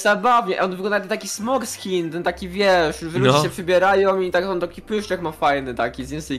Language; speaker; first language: Polish; native; Polish